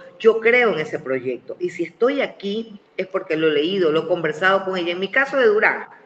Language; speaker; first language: Spanish; native; Spanish